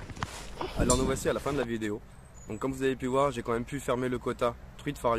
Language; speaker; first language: French; native; French